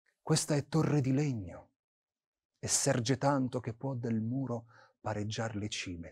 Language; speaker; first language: Italian; native; Italian